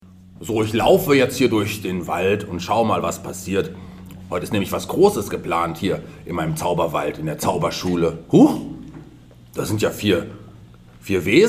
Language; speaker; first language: German; native; German